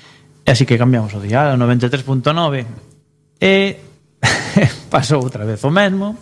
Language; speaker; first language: Galician; native; Galician